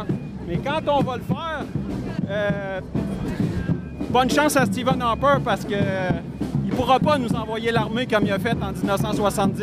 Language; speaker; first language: French; native; French